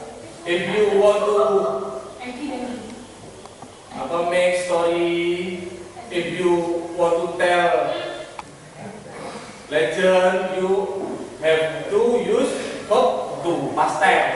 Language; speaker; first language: English; non-native, learner; Indonesian